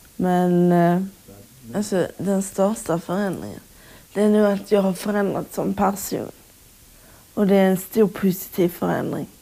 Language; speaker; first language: Swedish; native; Swedish